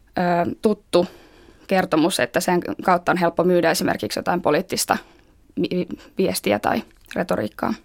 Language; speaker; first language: Finnish; native; Finnish